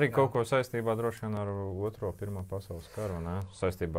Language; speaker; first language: Latvian; native; Latvian